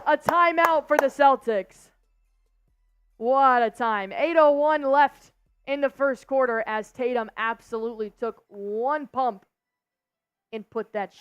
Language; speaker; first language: English; native; English